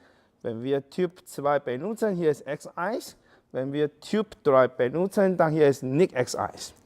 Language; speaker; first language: German; non-native, learner; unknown